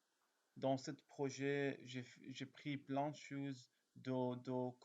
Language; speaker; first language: French; non-native, learner; Arabic